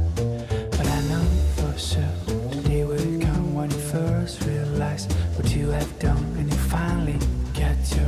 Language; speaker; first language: English; non-native, learner; Japanese